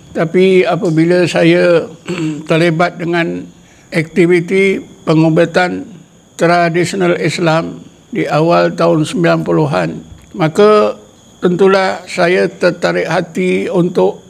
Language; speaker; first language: Malay; non-native, local second language; Javanese